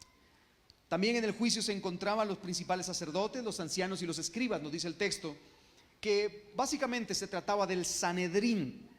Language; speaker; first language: Spanish; native; Spanish